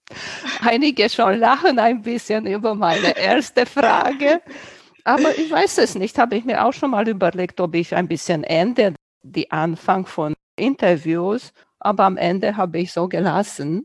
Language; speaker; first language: German; non-native, local second language; Romanian